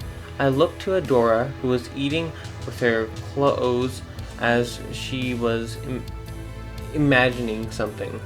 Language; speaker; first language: English; native; English